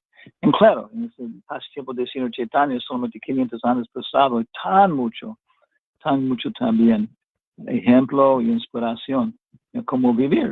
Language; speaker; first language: Spanish; non-native, fluent; English